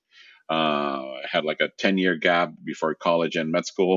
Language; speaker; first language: English; non-native, fluent; Spanish